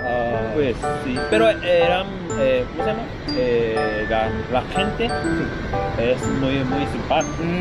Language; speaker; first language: Spanish; non-native, learner; Japanese